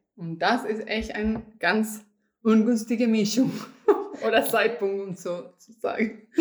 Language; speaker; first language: German; non-native, fluent; Spanish